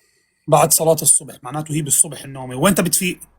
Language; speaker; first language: Arabic; native; Arabic